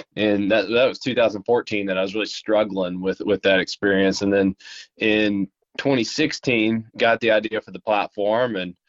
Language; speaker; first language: English; native; English